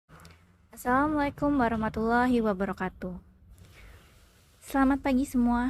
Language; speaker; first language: Indonesian; native; Indonesian